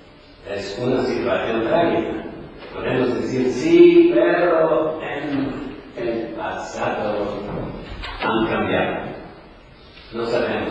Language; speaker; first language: Spanish; non-native, fluent; Polish